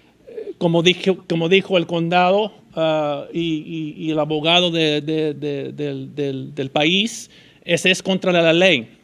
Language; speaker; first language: Spanish; early bilingual, heritage; Spanish